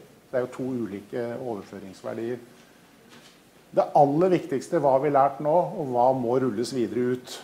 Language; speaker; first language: Norwegian; native; Norwegian